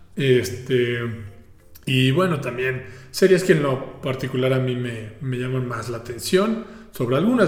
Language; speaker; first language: Spanish; native; Spanish